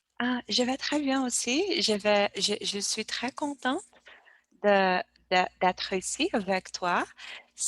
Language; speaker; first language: French; non-native, learner; Portuguese